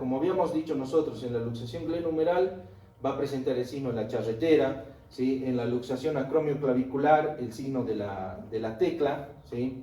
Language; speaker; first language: Spanish; native; Spanish